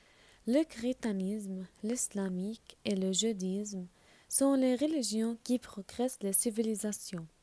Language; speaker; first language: French; non-native, learner; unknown